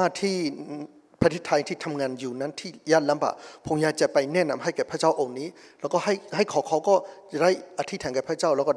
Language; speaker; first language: Thai; non-native, fluent; Burmese